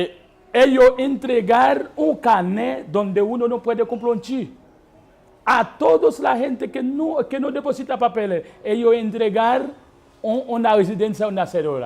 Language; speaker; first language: Spanish; non-native, learner; Haitian Creole